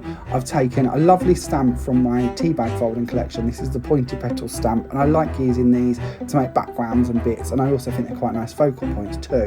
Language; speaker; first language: English; native; English